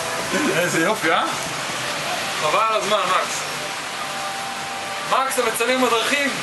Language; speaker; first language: Hebrew; native; Hebrew